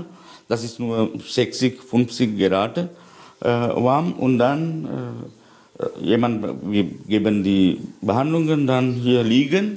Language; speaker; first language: German; non-native, learner; Sinhala